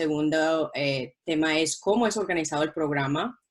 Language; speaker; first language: Spanish; non-native, local second language; English